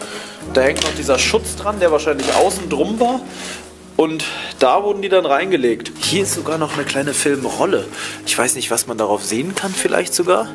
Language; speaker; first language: German; native; German